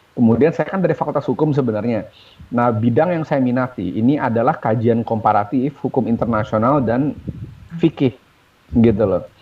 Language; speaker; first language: Indonesian; native; Indonesian